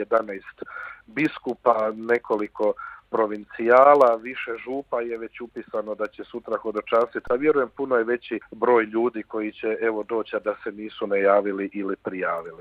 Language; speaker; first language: Croatian; native; Croatian